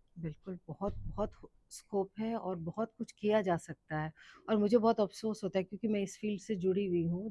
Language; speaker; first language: Hindi; native; Hindi